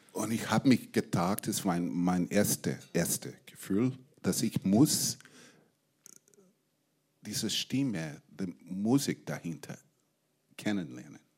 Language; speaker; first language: German; non-native, fluent; English